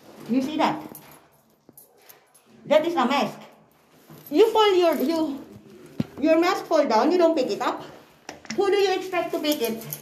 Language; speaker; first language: English; non-native, local second language; Filipino